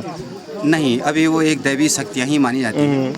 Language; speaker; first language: Hindi; native; Hindi